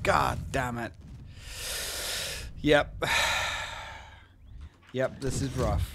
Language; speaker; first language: English; native; English